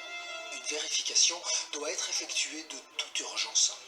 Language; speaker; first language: French; native; French